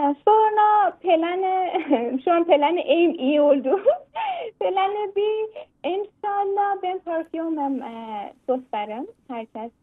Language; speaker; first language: Turkish; non-native, learner; Persian